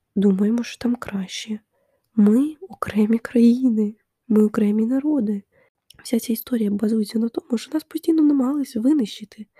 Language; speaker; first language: Ukrainian; non-native, local second language; Russian